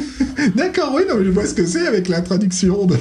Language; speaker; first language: French; native; French